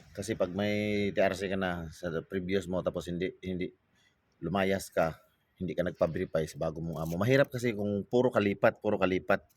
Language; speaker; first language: Filipino; native; Filipino